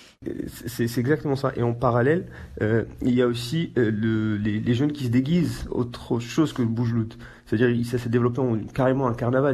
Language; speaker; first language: French; non-native, local second language; Arabic